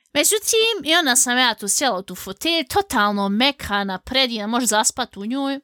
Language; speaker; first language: Bosnian; native; Bosnian